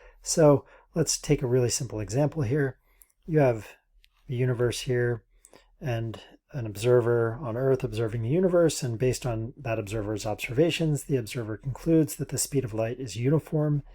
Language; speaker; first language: English; native; English